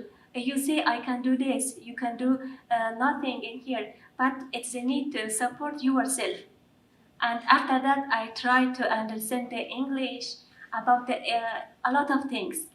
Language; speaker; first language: English; non-native, learner; Persian